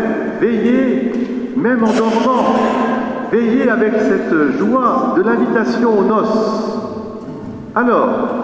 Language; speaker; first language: French; native; French